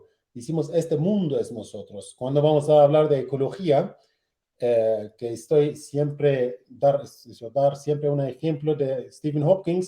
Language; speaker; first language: Spanish; non-native, learner; Kurdish